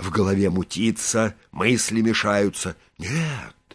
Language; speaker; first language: Russian; native; Russian